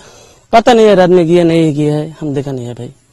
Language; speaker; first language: Hindi; non-native, local second language; Bangla